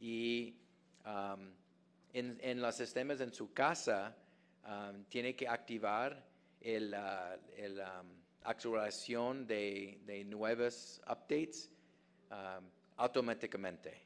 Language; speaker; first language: Spanish; non-native, fluent; English